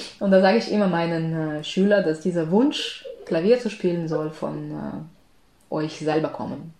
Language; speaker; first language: German; non-native, fluent; Ukrainian